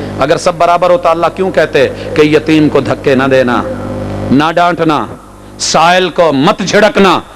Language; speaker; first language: Urdu; non-native, local second language; Punjabi